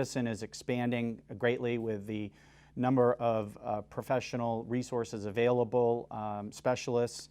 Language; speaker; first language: English; native; English